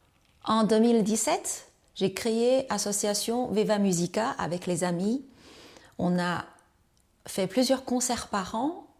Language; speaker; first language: French; non-native, fluent; Chinese